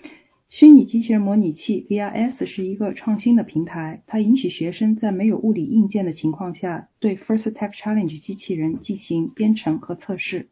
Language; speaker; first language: Chinese; native; Chinese